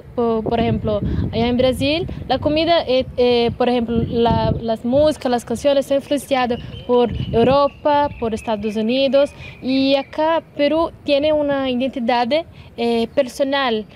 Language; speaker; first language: Spanish; non-native, learner; Portuguese